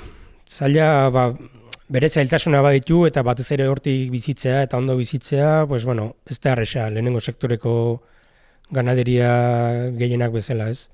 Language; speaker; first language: Basque; native; Basque